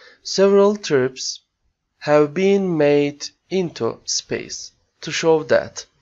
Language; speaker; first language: English; non-native, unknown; Turkish